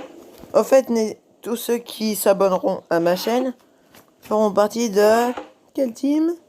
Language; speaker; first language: French; native; French